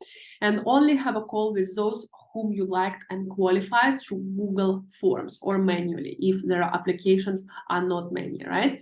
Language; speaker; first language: English; non-native, fluent; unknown